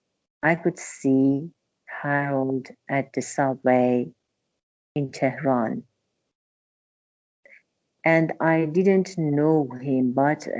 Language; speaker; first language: English; non-native, learner; Persian